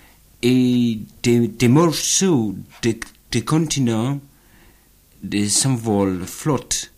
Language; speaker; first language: French; non-native, learner; English